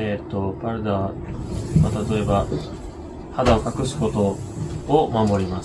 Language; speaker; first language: Japanese; non-native, fluent; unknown